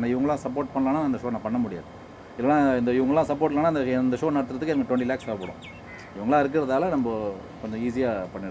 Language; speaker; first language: Tamil; native; Tamil